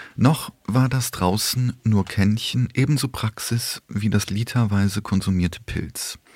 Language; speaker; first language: German; early bilingual, other home language; Polish